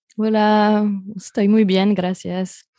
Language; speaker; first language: Spanish; non-native, fluent; French